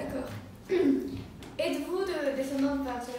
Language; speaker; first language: French; non-native, fluent; Spanish